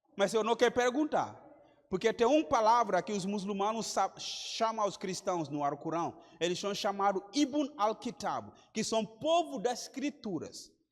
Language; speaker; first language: Portuguese; non-native, fluent; Mandingo